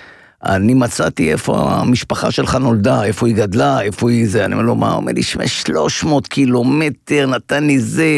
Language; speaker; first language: Hebrew; native; Hebrew